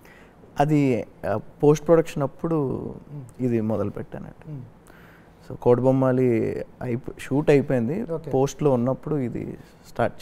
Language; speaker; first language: Telugu; native; Telugu